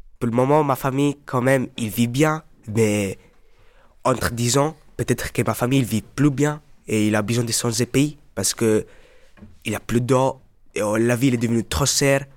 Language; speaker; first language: French; non-native, learner; Arabic